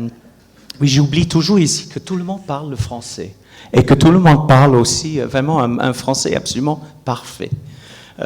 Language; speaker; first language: French; non-native, fluent; English